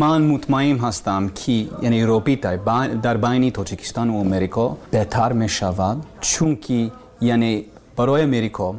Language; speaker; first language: Persian; non-native, learner; English